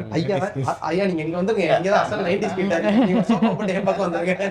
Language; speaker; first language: Tamil; native; Tamil